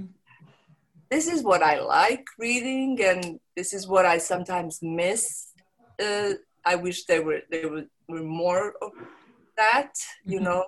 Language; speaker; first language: English; non-native, fluent; Serbian